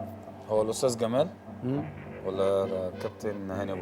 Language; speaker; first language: Arabic; native; Arabic